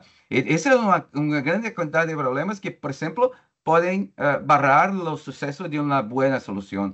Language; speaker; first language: Spanish; non-native, learner; Portuguese